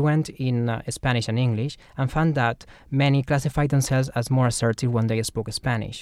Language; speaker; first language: English; non-native, fluent; Spanish